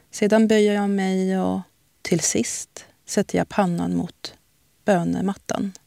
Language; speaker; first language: Swedish; early bilingual, other home language; Arabic